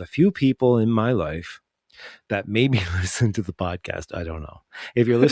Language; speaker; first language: English; native; English